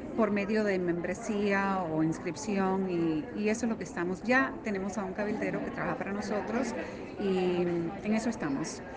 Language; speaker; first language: Spanish; native; Spanish